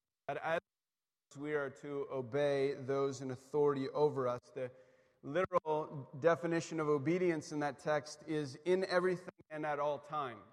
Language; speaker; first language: English; native; English